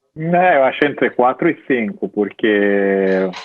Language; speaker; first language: Portuguese; non-native, fluent; Italian